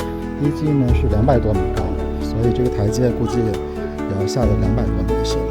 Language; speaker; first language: Chinese; native; Chinese